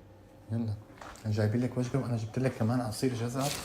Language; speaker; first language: Arabic; native; Arabic